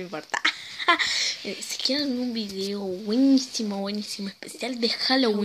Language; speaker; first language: Spanish; native; Spanish